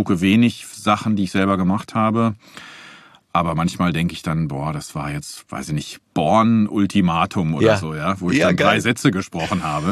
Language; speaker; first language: German; native; German